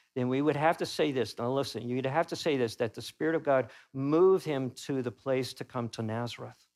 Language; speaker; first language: English; native; English